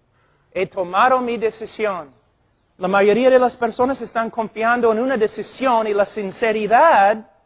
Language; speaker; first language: Spanish; non-native, fluent; English